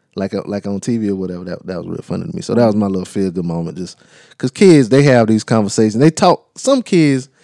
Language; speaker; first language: English; native; English